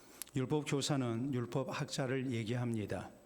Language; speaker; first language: Korean; native; Korean